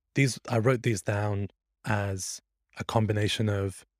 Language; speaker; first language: English; early bilingual, other home language; Persian